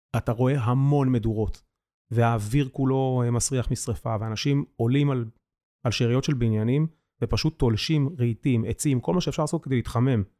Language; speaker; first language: Hebrew; native; Hebrew